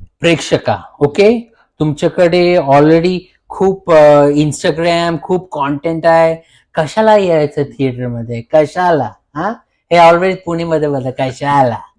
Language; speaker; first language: Marathi; early bilingual, heritage; Marathi